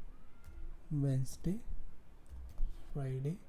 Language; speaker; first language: English; non-native, local second language; Hindi